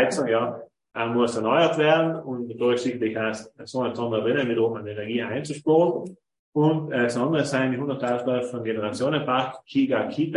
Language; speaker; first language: German; native; German